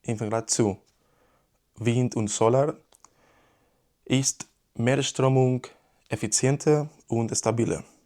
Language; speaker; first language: German; non-native, learner; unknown